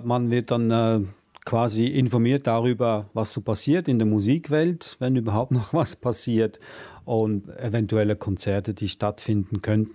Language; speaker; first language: German; native; German